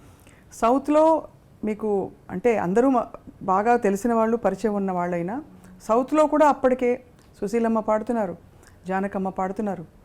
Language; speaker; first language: Telugu; native; Telugu